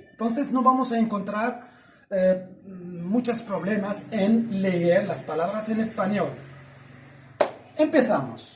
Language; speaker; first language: Spanish; non-native, fluent; Arabic